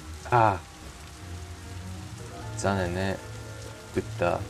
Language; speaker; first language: Japanese; non-native, learner; English